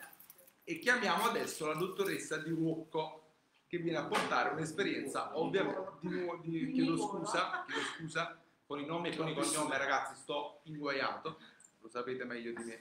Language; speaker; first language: Italian; native; Italian